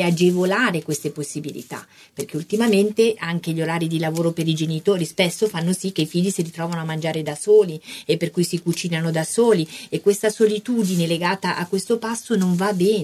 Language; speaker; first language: Italian; native; Italian